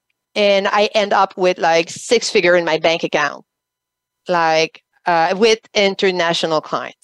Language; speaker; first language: English; non-native, fluent; French